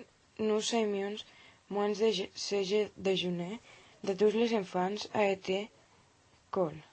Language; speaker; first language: French; non-native, learner; Catalan